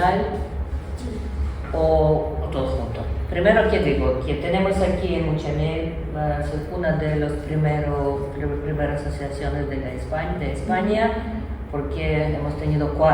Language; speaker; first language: Spanish; non-native, learner; Ukrainian